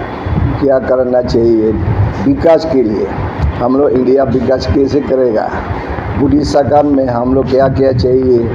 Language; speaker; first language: Hindi; non-native, learner; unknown